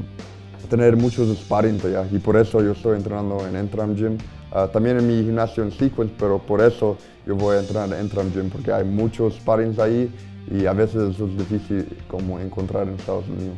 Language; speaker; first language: Spanish; early bilingual, heritage; Spanish